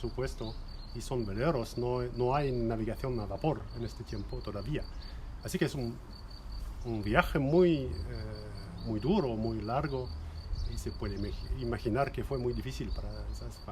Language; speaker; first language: Spanish; non-native, fluent; French